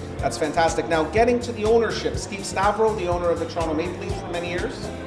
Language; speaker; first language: English; early bilingual, other home language; Macedonian